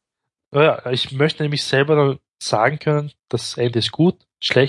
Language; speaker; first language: German; native; German